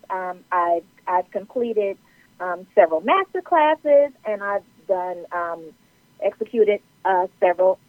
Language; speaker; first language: English; native; English